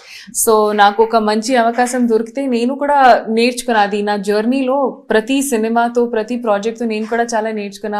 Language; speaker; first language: Telugu; non-native, learner; Hindi